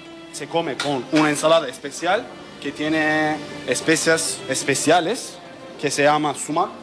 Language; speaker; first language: Spanish; non-native, learner; Turkish